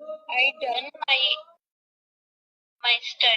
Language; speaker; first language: English; non-native, learner; Punjabi